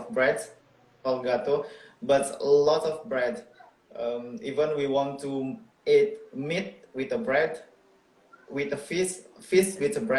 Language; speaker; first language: English; non-native, local second language; Indonesian